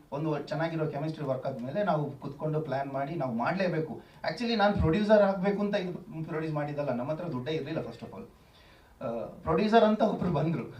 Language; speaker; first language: Kannada; non-native, local second language; Tulu